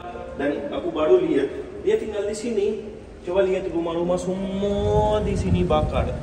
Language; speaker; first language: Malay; non-native, learner; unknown